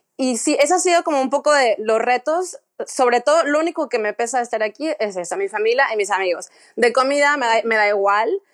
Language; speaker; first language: Spanish; native; Spanish